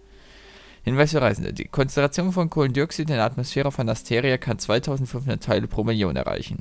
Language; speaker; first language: German; native; German